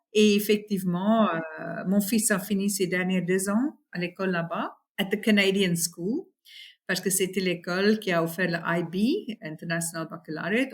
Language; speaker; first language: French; non-native, fluent; Afrikaans